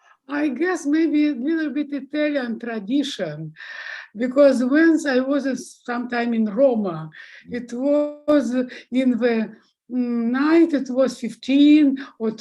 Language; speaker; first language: English; non-native, fluent; Russian